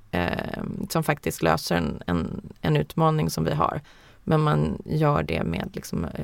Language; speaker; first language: Swedish; early bilingual, heritage; Swedish